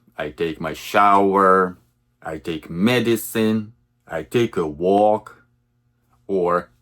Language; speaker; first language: English; non-native, fluent; Russian